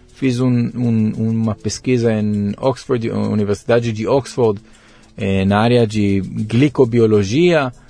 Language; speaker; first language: Portuguese; non-native, learner; Hebrew